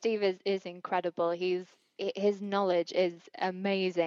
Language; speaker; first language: English; native; English